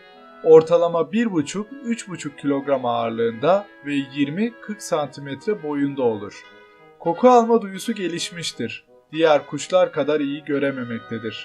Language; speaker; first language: Turkish; native; Turkish